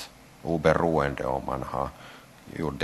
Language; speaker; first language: Swedish; non-native, local second language; Finnish